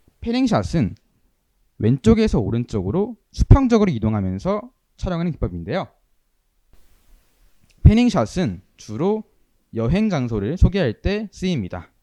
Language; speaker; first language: Korean; native; Korean